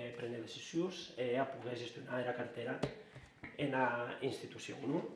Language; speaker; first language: Catalan; non-native, local second language; Occitan